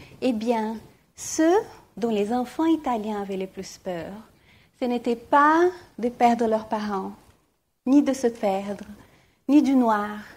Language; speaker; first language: French; non-native, fluent; Portuguese